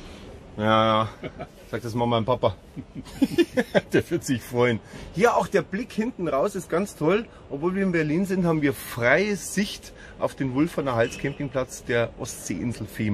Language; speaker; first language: German; native; German